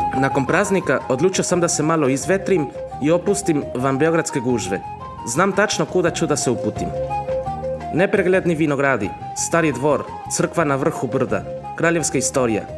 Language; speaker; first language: Serbian; non-native, fluent; Spanish